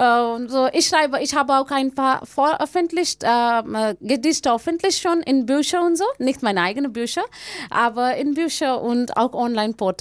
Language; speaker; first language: German; non-native, learner; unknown